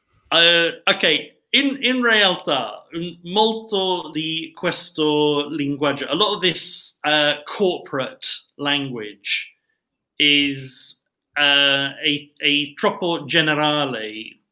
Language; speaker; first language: Italian; non-native, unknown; English